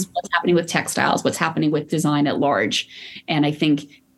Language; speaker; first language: English; native; English